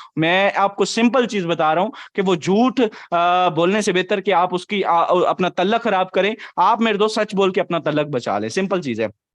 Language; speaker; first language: Urdu; non-native, local second language; Punjabi